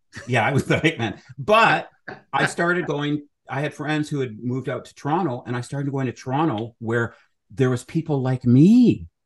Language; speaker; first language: English; native; English